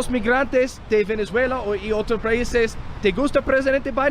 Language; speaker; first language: Spanish; non-native, learner; English